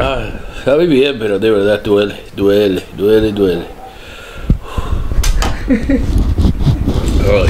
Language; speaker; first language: Spanish; non-native, fluent; English